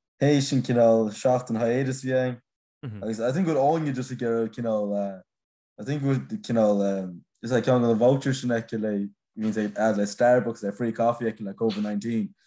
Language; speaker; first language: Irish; native; Irish